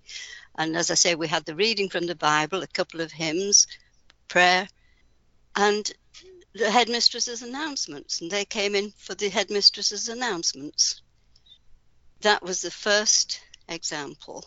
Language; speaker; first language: English; native; English